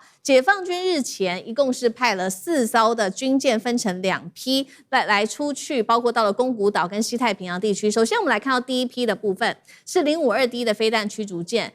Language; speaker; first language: Chinese; native; Chinese